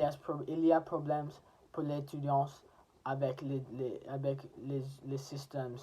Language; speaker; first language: French; non-native, learner; English